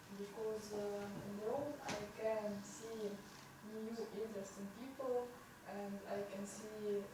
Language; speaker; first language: English; non-native, learner; Russian